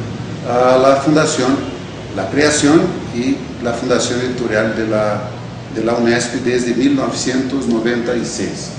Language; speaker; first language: Spanish; non-native, fluent; Portuguese